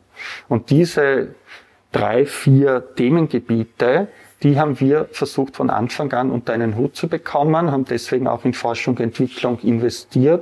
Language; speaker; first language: German; native; German